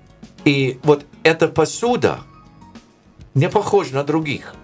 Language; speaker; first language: Ukrainian; non-native, learner; English